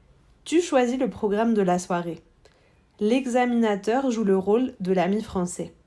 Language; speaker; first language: French; non-native, fluent; Spanish